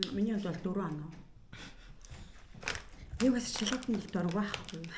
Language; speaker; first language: Mongolian; native; Mongolian